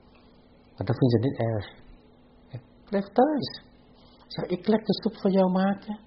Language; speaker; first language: Dutch; non-native, fluent; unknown